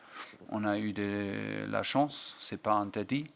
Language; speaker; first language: French; non-native, fluent; German